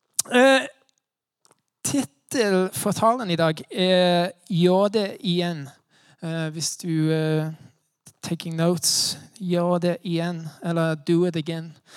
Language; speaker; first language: Norwegian; non-native, learner; English